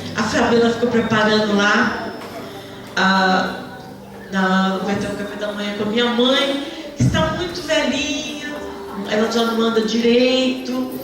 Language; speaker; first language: Portuguese; native; Portuguese